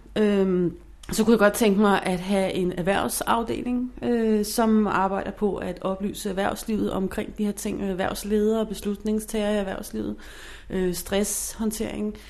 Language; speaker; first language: Danish; non-native, fluent; English